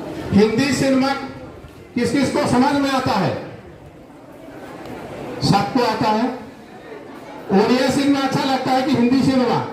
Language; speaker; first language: Hindi; non-native, local second language; Odia